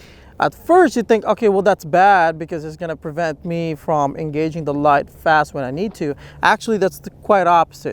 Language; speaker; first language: English; native; English